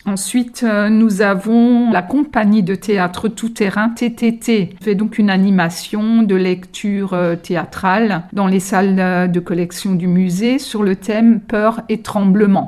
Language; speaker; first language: French; native; French